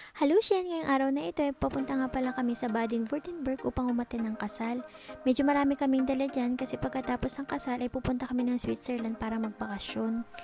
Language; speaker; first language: Filipino; native; Filipino